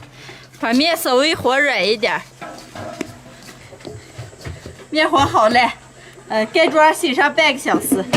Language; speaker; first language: Chinese; native; Chinese